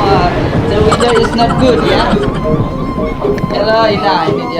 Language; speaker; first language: English; non-native, learner; Indonesian